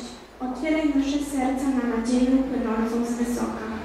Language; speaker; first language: Polish; native; Polish